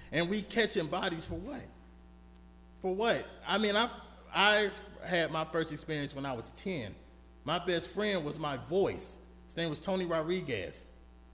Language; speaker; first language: English; native; English